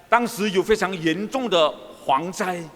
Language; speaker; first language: Chinese; early bilingual, heritage; Chinese